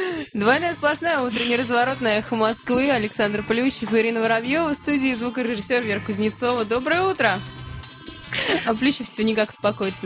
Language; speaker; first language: Russian; native; Russian